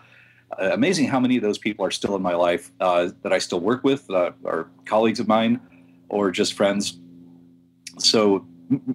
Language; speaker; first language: English; native; English